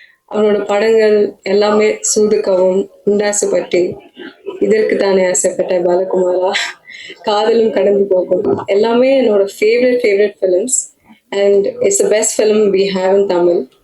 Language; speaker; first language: English; non-native, local second language; Tamil